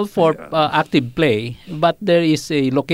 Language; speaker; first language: English; non-native, local second language; Filipino